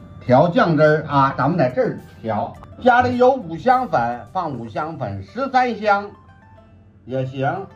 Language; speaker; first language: Chinese; native; Chinese